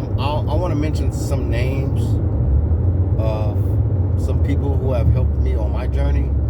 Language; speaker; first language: English; native; English